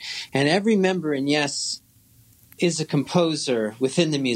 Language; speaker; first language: English; native; English